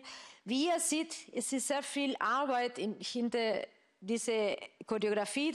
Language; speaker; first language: German; non-native, fluent; Spanish